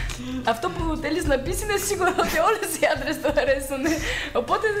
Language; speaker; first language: Greek; non-native, fluent; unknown